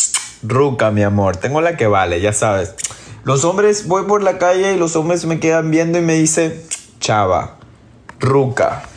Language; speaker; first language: Spanish; early bilingual, heritage; English